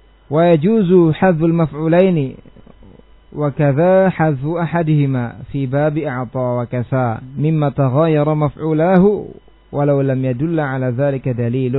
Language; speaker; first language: Arabic; non-native, fluent; Indonesian